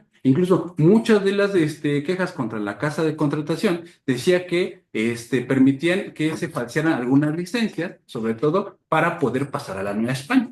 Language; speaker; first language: Spanish; native; Spanish